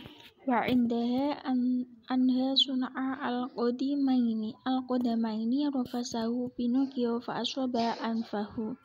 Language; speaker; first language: Arabic; non-native, learner; Indonesian